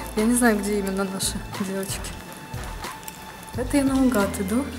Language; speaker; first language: Russian; native; Russian